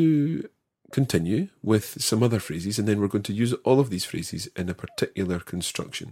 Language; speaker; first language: English; native; English